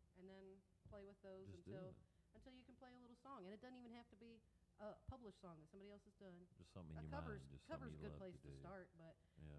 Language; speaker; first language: English; native; English